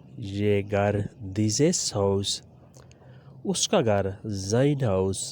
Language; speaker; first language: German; non-native, learner; Urdu